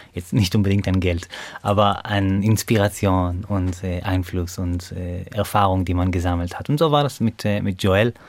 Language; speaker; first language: German; non-native, fluent; Hebrew